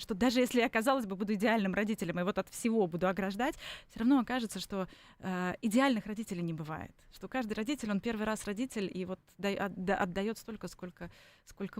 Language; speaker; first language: Russian; native; Russian